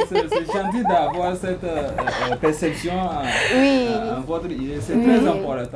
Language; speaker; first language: French; non-native, learner; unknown